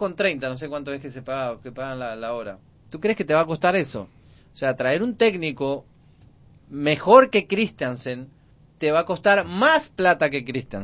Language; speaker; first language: Spanish; native; Spanish